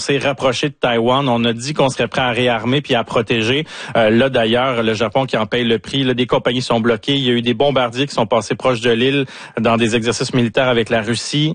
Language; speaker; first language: French; native; French